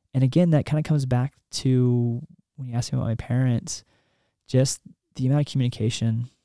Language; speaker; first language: English; native; English